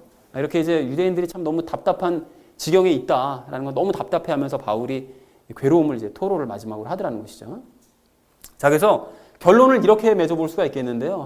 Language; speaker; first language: Korean; native; Korean